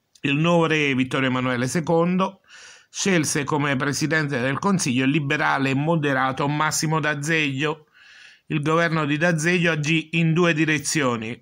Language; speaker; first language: Italian; native; Italian